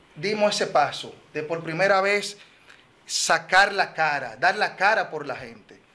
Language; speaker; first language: Spanish; native; Spanish